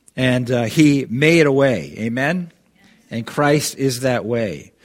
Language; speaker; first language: English; native; English